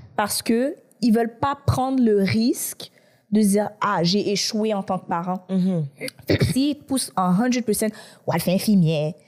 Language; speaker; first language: French; native; French